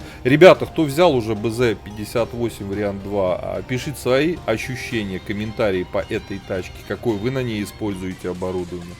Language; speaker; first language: Russian; native; Russian